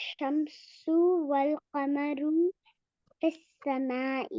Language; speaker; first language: Arabic; non-native, learner; Urdu